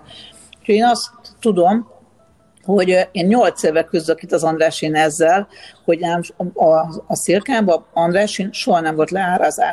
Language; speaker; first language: Hungarian; native; Hungarian